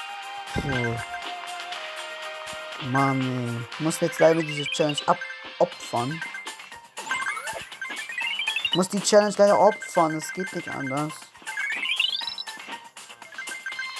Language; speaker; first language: German; native; German